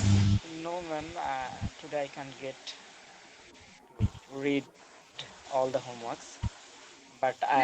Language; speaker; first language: English; non-native, learner; Bangla